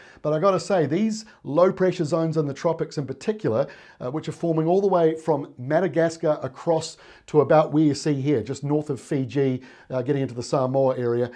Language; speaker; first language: English; native; English